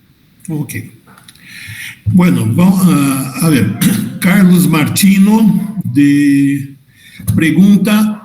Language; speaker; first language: Spanish; non-native, fluent; Portuguese